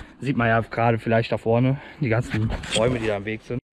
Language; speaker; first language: German; native; German